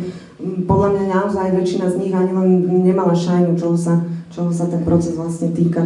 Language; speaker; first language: Slovak; native; Slovak